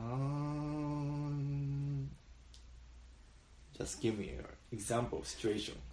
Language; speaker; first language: English; non-native, learner; Japanese